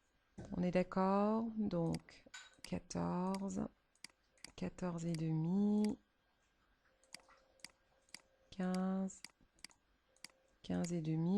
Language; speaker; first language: French; native; French